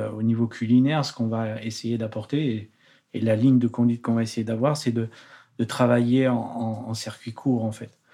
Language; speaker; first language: French; native; French